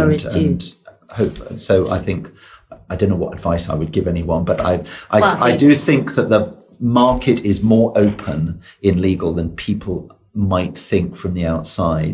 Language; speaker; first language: English; native; English